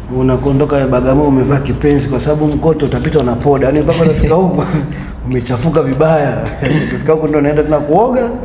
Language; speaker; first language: Swahili; native; Swahili